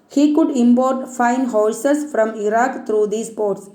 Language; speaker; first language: English; non-native, local second language; Malayalam